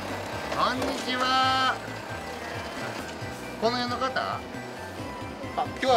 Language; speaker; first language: Japanese; native; Japanese